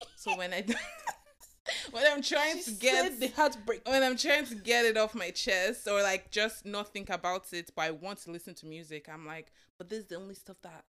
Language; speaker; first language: English; non-native, local second language; Yoruba